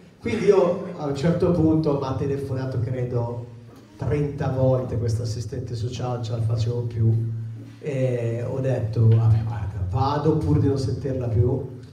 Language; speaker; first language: Italian; native; Italian